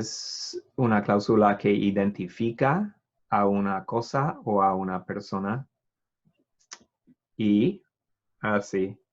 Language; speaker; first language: Spanish; non-native, fluent; English